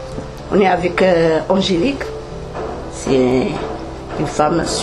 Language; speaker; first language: French; non-native, learner; Arabic